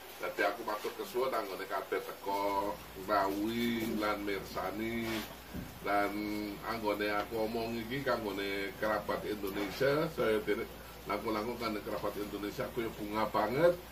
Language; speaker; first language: Javanese; native; Javanese